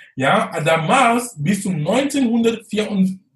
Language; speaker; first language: German; non-native, fluent; English